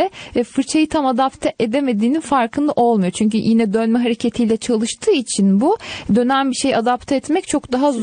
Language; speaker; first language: Turkish; native; Turkish